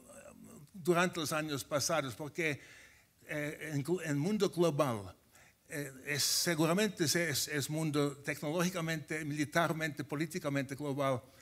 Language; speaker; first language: Spanish; non-native, fluent; Finnish